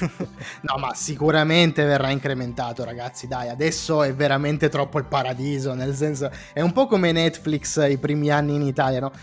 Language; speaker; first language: Italian; native; Italian